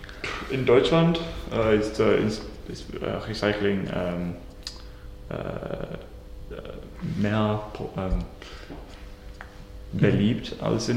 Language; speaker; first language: German; non-native, learner; English